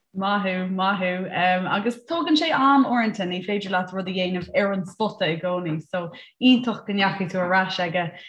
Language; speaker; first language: Irish; non-native, local second language; English